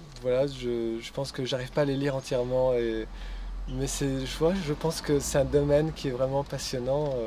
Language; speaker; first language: French; native; French